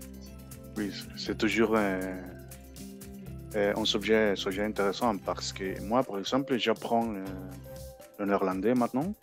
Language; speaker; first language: French; non-native, learner; Spanish